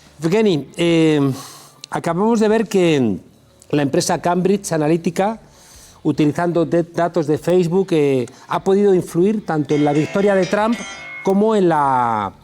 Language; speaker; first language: Spanish; native; Spanish